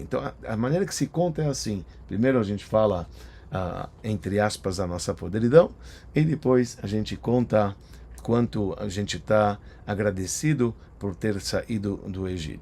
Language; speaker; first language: Portuguese; native; Portuguese